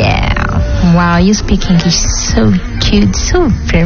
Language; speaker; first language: English; non-native, learner; French